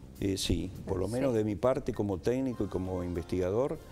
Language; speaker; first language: Spanish; native; Spanish